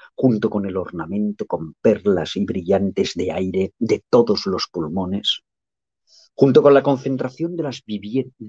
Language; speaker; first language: Spanish; non-native, local second language; Catalan